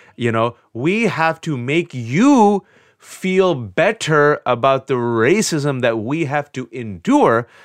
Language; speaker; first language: English; native; English